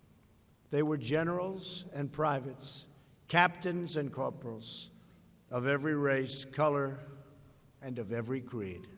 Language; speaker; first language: English; native; English